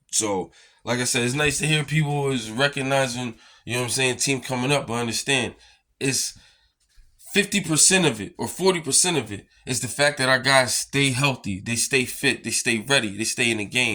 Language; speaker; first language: English; native; English